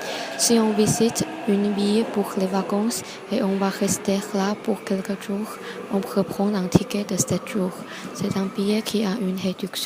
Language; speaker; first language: French; non-native, learner; Chinese